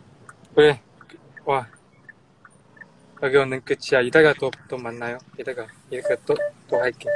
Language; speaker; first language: Korean; non-native, learner; Chinese